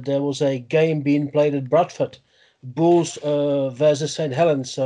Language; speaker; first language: English; non-native, fluent; Czech